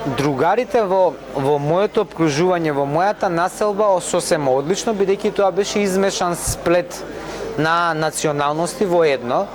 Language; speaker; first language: Macedonian; non-native, local second language; Romany